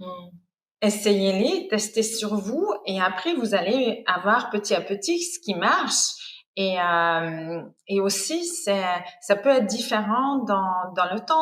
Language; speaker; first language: French; non-native, fluent; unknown